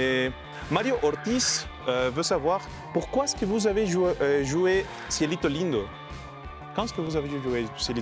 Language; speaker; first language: French; non-native, learner; Spanish